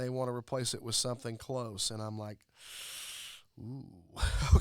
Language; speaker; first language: English; native; English